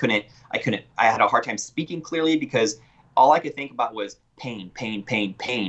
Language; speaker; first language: English; native; English